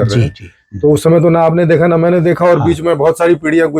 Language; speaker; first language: Hindi; native; Hindi